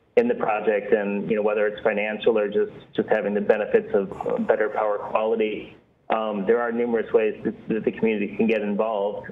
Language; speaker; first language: English; native; English